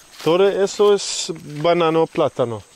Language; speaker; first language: Spanish; non-native, learner; English